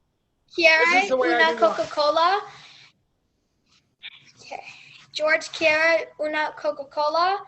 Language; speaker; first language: Spanish; non-native, learner; English